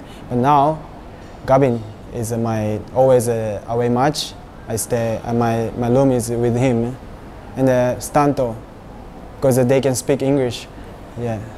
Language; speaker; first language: English; non-native, learner; Japanese